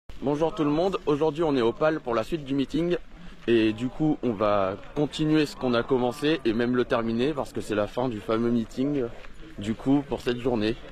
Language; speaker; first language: French; native; French